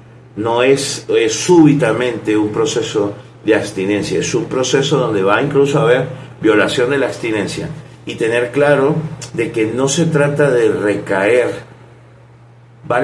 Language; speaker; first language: Spanish; native; Spanish